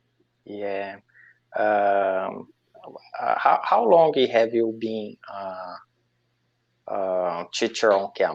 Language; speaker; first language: English; non-native, learner; Portuguese